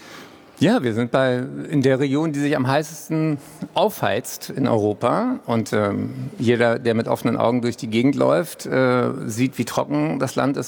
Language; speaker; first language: German; native; German